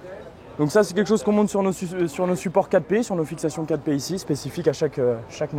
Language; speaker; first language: French; native; French